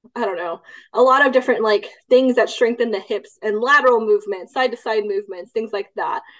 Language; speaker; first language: English; early bilingual, other home language; Cantonese